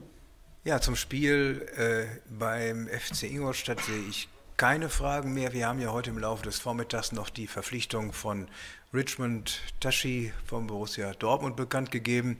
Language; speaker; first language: German; native; German